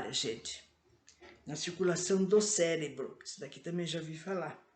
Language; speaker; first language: Portuguese; native; Portuguese